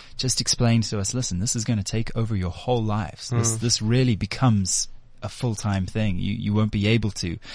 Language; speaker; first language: English; native; English